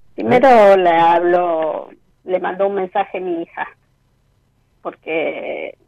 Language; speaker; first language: Spanish; native; Spanish